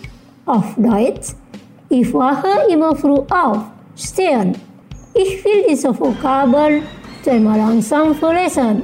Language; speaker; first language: German; non-native, fluent; Indonesian